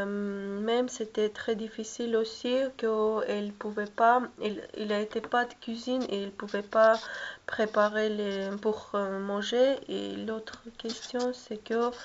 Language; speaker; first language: French; non-native, learner; Russian